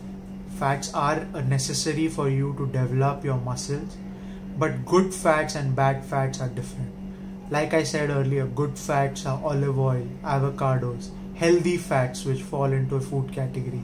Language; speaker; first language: English; non-native, local second language; Hindi